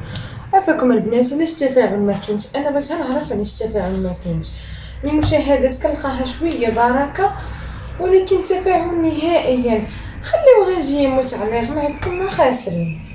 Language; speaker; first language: Arabic; native; Arabic